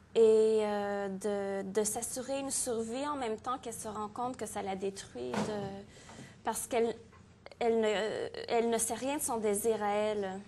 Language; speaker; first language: French; native; French